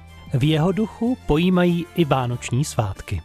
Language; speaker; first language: Czech; native; Czech